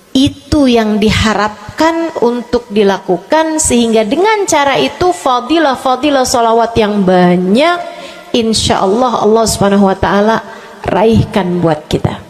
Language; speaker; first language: Indonesian; native; Indonesian